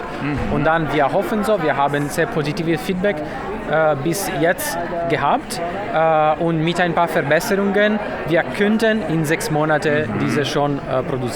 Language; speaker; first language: German; non-native, fluent; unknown